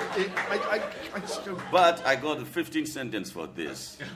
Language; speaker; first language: English; non-native, learner; Burmese